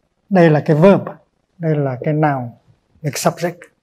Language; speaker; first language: Vietnamese; native; Vietnamese